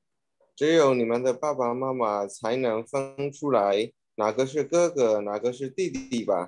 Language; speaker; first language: Chinese; non-native, learner; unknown